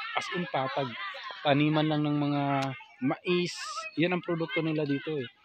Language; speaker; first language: Filipino; non-native, local second language; Cebuano